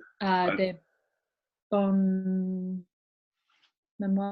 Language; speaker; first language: French; non-native, learner; English